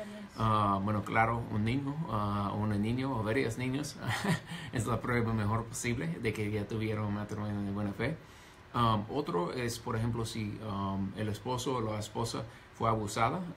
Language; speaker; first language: Spanish; non-native, fluent; English